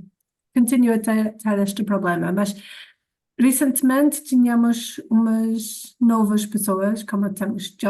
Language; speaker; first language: Portuguese; non-native, learner; English